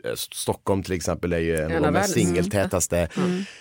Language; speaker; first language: Swedish; early bilingual, other home language; Persian